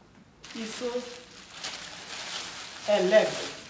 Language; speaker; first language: Portuguese; non-native, learner; Haitian Creole